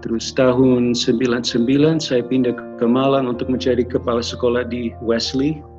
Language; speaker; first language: Indonesian; non-native, local second language; English